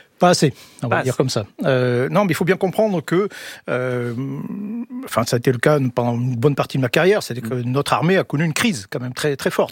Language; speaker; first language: French; native; French